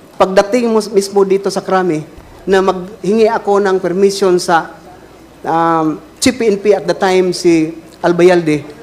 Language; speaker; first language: Filipino; non-native, local second language; Cebuano